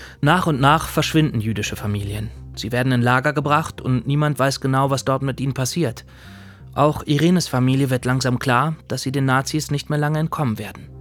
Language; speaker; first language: German; native; German